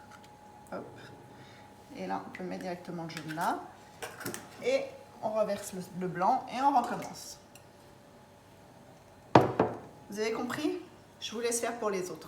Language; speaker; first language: French; native; French